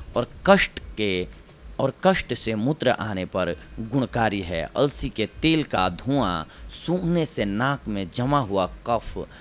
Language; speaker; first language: Hindi; native; Hindi